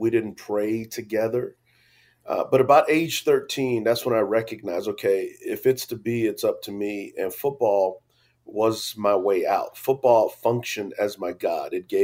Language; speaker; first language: English; native; English